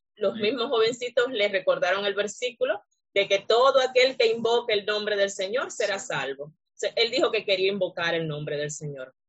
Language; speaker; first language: Spanish; native; Spanish